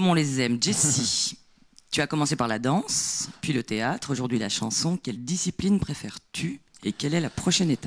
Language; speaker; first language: French; native; French